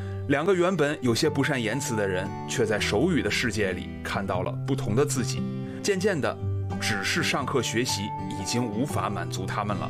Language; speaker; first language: Chinese; native; Chinese